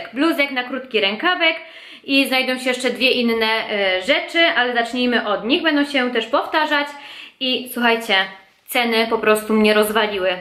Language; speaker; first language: Polish; native; Polish